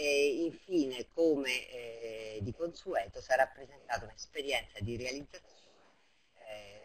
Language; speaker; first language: Italian; native; Italian